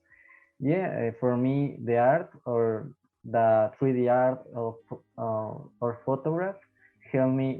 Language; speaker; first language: English; non-native, learner; Spanish